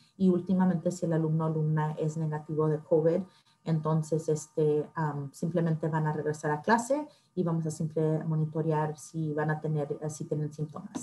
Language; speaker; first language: Spanish; early bilingual, heritage; Spanish